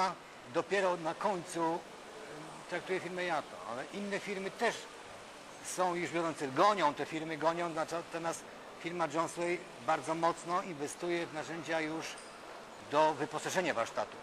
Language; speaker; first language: Polish; native; Polish